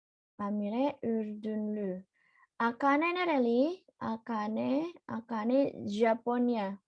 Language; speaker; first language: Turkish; non-native, learner; Indonesian